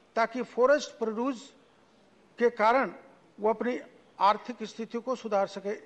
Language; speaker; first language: Hindi; native; Hindi